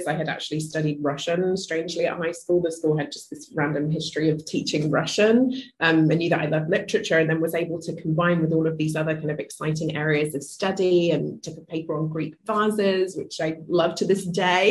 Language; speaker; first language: English; native; English